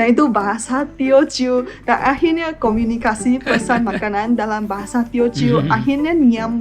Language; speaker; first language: Indonesian; non-native, fluent; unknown